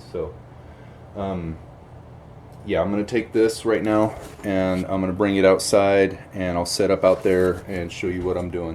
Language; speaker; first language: English; native; English